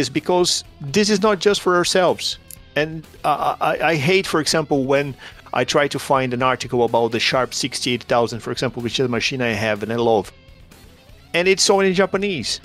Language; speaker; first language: English; non-native, fluent; Portuguese